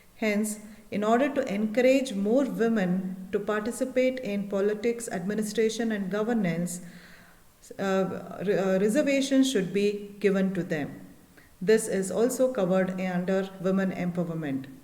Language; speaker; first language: English; non-native, local second language; Kannada